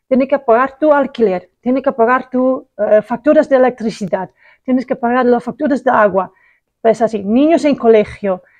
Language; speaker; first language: Spanish; non-native, learner; Dutch